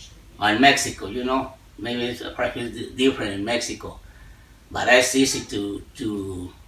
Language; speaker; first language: English; non-native, learner; Spanish